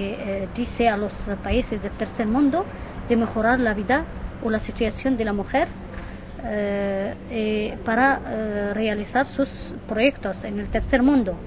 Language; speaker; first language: Spanish; non-native, fluent; Arabic